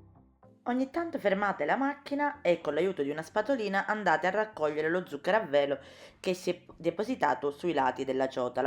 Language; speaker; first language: Italian; native; Italian